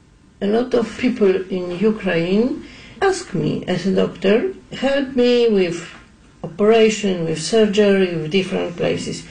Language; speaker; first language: English; non-native, learner; Polish